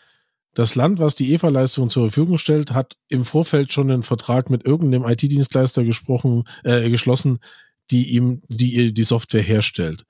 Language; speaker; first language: German; native; German